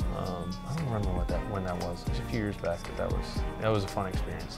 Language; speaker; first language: English; native; English